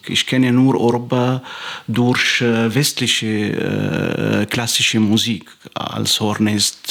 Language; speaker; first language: German; non-native, fluent; Arabic